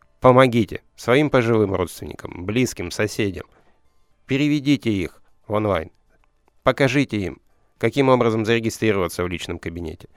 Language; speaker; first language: Russian; native; Russian